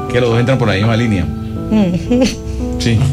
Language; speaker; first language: Spanish; native; Spanish